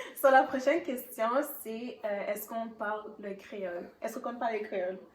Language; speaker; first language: French; early bilingual, other home language; Haitian Creole